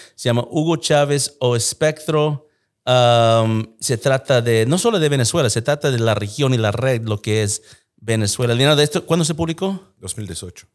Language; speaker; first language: Spanish; early bilingual, heritage; Spanish